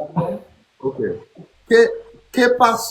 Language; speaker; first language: Spanish; non-native, learner; Haitian Creole